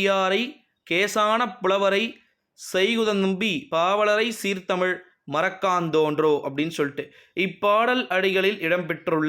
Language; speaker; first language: Tamil; native; Tamil